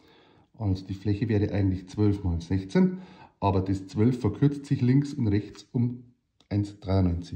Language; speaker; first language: German; native; German